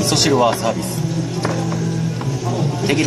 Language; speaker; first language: Korean; non-native, fluent; Japanese